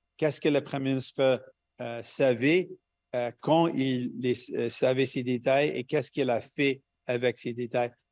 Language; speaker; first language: French; non-native, local second language; English